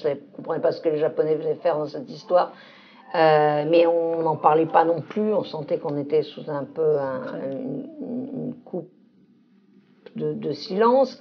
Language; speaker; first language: French; native; French